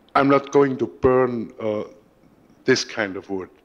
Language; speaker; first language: English; non-native, fluent; German